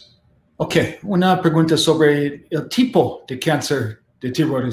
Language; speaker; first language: Spanish; non-native, learner; English